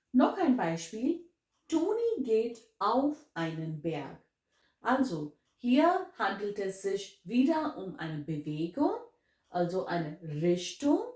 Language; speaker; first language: German; non-native, fluent; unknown